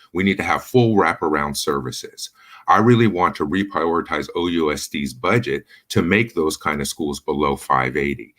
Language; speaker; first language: English; native; English